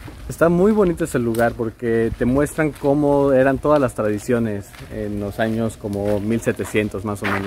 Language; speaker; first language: Spanish; native; Spanish